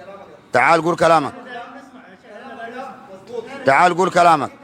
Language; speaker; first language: Arabic; native; Arabic